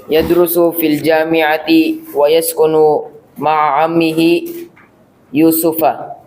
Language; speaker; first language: Arabic; non-native, learner; Filipino